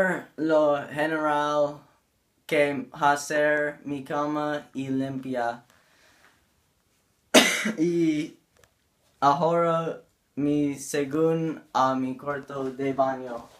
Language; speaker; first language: Spanish; non-native, learner; English